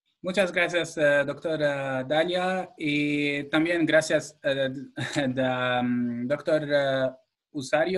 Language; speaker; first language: Spanish; non-native, fluent; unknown